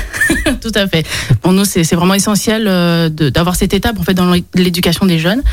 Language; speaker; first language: French; early bilingual, other home language; Chinese